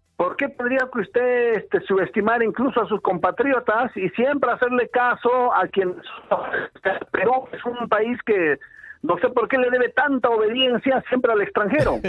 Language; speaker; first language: Spanish; native; Spanish